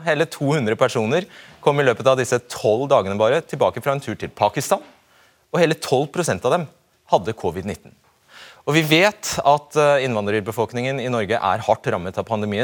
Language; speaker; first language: Norwegian; native; Norwegian